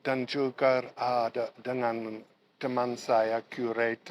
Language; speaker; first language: Indonesian; non-native, learner; English